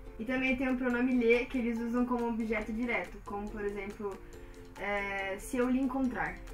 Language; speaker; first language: Portuguese; native; Portuguese